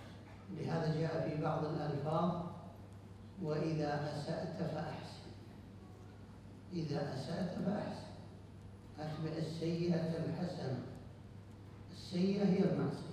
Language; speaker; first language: Arabic; native; Arabic